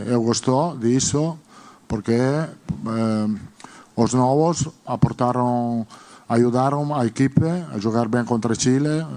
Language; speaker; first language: Portuguese; non-native, learner; Spanish